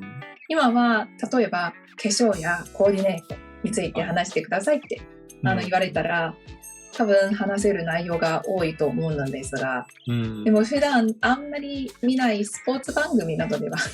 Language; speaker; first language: Japanese; non-native, fluent; Chinese